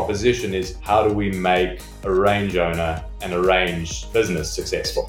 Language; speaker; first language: English; native; English